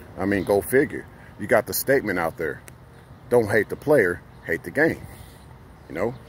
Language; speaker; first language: English; native; English